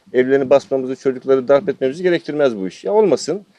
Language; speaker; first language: Turkish; native; Turkish